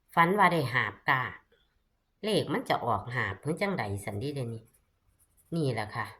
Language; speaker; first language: Thai; non-native, local second language; Northeastern Thai